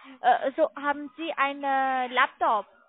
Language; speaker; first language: German; non-native, learner; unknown